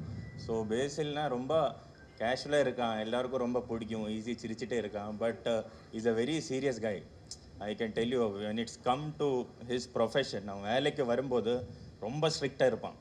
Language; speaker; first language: Tamil; non-native, learner; Malayalam